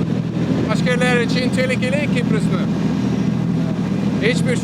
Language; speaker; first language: Turkish; non-native, learner; Dutch